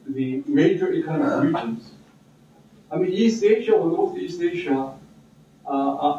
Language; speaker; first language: English; non-native, fluent; Korean